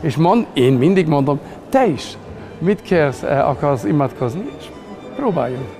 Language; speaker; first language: Hungarian; non-native, learner; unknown